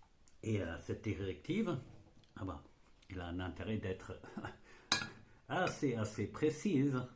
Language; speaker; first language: French; non-native, fluent; German